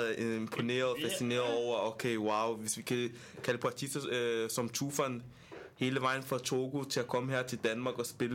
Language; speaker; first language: Danish; early bilingual, other home language; Ewe